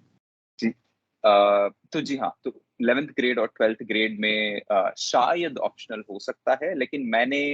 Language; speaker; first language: Hindi; non-native, local second language; Telugu